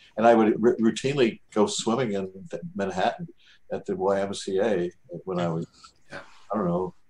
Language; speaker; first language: English; native; English